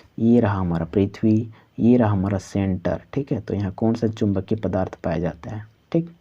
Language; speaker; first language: Hindi; non-native, local second language; Santali